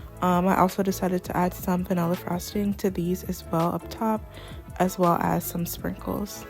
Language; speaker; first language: English; native; English